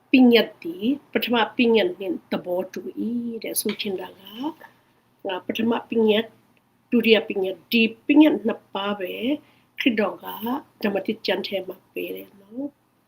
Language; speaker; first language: Burmese; non-native, local second language; Hakha Chin